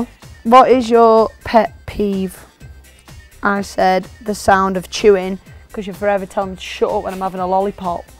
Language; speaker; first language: English; native; English